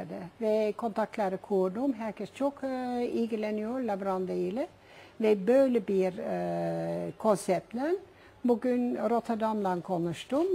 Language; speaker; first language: Turkish; non-native, fluent; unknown